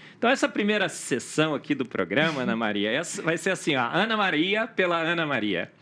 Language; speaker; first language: Portuguese; native; Portuguese